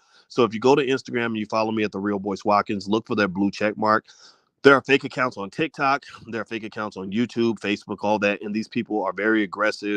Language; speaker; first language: English; native; English